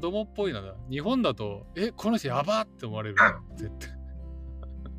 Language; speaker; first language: Japanese; native; Japanese